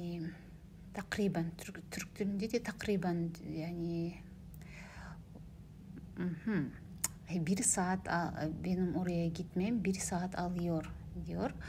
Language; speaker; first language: Turkish; non-native, learner; Kazakh